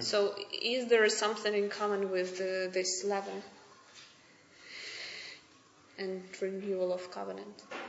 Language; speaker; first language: English; non-native, fluent; Ukrainian